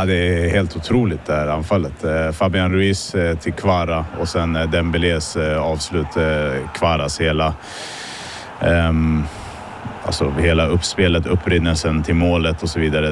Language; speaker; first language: Swedish; native; Swedish